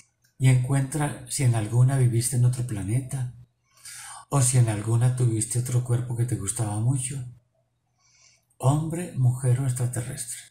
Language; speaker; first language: Spanish; native; Spanish